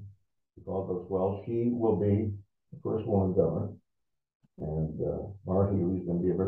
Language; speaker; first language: English; native; English